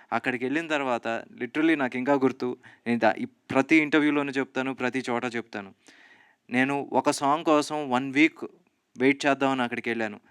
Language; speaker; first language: Telugu; native; Telugu